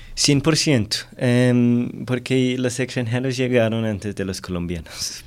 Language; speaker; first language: Spanish; non-native, fluent; English